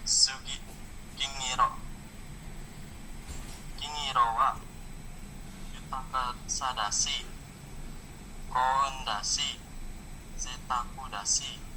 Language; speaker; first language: Japanese; non-native, learner; Indonesian